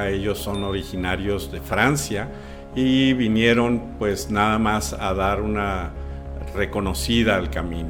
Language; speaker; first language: Spanish; native; Spanish